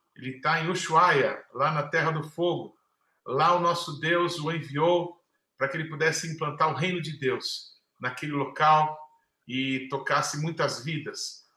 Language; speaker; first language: Portuguese; native; Portuguese